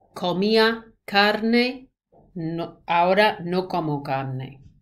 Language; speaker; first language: Spanish; non-native, fluent; English